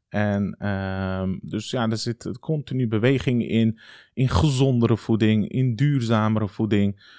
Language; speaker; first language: Dutch; early bilingual, other home language; Turkish